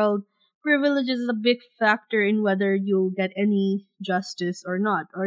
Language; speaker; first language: English; non-native, local second language; Bangla